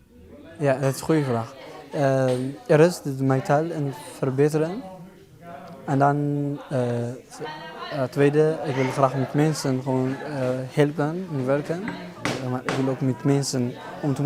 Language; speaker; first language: Dutch; non-native, learner; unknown